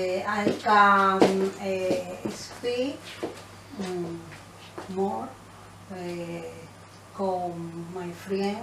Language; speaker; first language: English; non-native, learner; Spanish